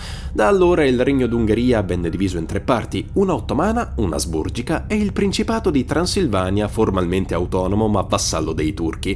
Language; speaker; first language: Italian; native; Italian